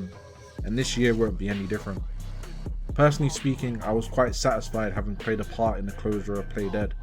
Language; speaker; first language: English; native; English